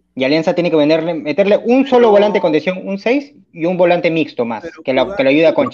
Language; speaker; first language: Spanish; native; Spanish